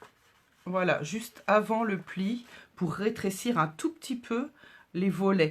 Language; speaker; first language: French; native; French